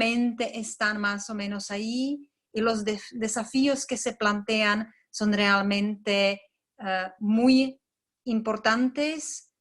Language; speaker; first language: Spanish; non-native, fluent; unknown